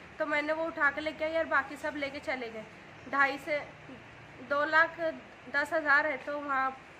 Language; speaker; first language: Hindi; native; Hindi